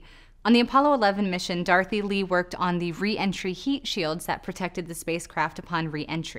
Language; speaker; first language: English; native; English